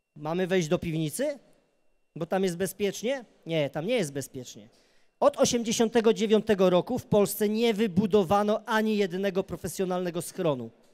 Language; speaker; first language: Polish; native; Polish